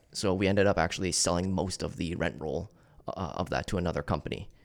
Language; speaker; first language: English; native; English